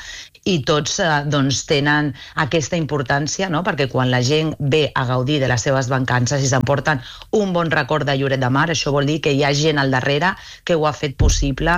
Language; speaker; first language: Catalan; native; Catalan